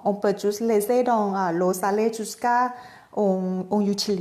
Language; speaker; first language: French; non-native, fluent; Thai